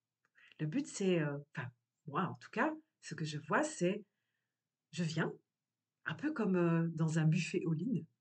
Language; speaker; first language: French; native; French